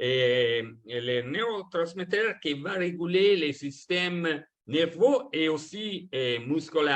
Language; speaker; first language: French; non-native, fluent; Italian